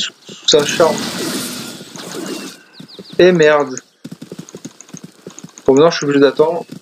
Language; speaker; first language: French; native; French